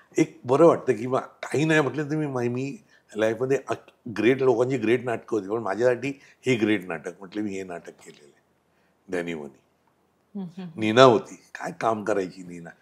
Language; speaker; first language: Marathi; native; Marathi